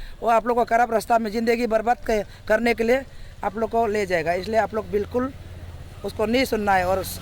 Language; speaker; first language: Hindi; non-native, local second language; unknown